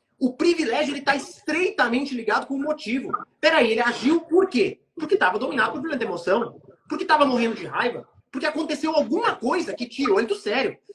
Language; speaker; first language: Portuguese; native; Portuguese